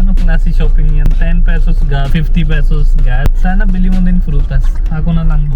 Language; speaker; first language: Filipino; non-native, learner; Punjabi